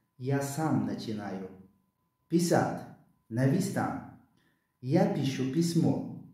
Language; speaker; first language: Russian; non-native, local second language; Tajik